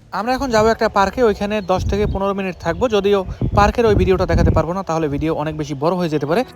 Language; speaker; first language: Bangla; native; Bangla